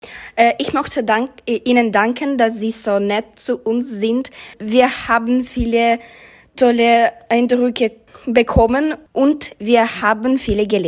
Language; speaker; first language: German; non-native, learner; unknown